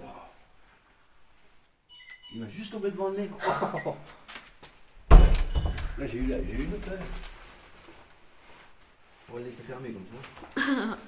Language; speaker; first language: French; native; French